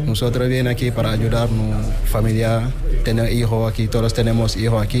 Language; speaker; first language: Spanish; non-native, learner; Wolof